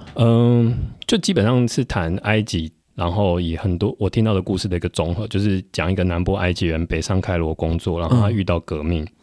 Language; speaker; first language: Chinese; non-native, local second language; Min Nan Chinese